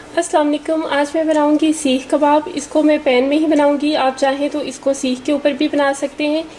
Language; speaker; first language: Urdu; native; Urdu